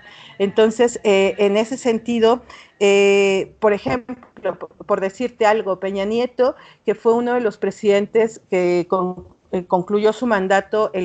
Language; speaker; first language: Spanish; native; Spanish